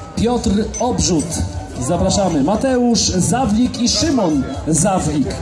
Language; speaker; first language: Polish; native; Polish